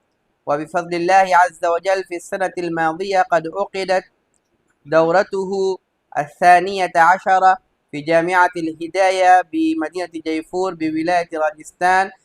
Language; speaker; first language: Arabic; non-native, fluent; Urdu